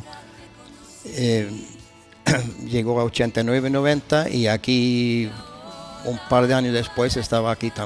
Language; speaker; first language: Spanish; non-native, fluent; Swedish